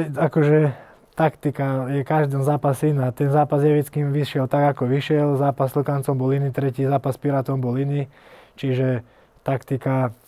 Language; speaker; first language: Slovak; early bilingual, heritage; Slovak